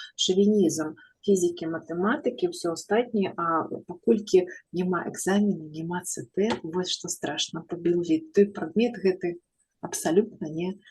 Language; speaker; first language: Belarusian; native; Belarusian